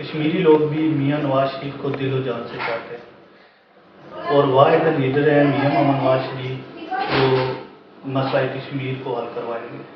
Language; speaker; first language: Urdu; non-native, local second language; Pahari-Potwari